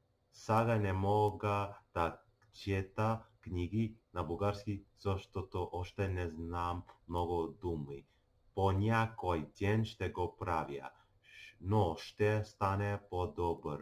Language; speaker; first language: Bulgarian; non-native, learner; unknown